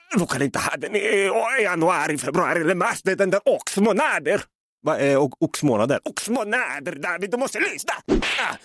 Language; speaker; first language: Swedish; native; Swedish